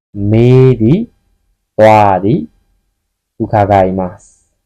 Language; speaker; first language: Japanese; non-native, fluent; Burmese